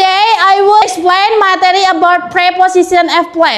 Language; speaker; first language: English; non-native, learner; Indonesian